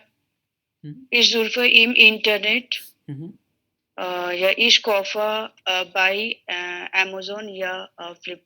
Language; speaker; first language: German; non-native, learner; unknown